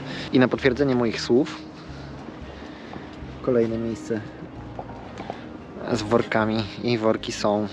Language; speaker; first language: Polish; native; Polish